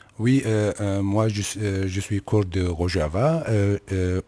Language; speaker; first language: French; non-native, learner; Kurdish